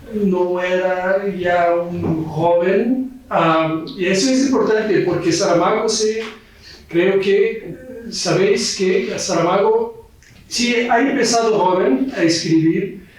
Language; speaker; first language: Spanish; non-native, fluent; Portuguese